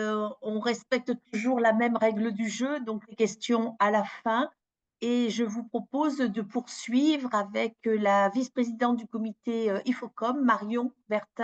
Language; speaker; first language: French; native; French